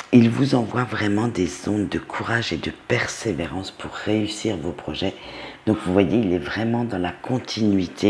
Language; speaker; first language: French; native; French